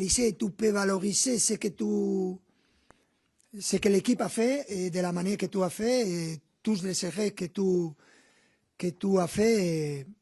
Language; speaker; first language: French; non-native, fluent; Spanish